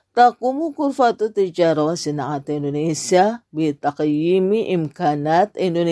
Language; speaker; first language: Arabic; non-native, fluent; Indonesian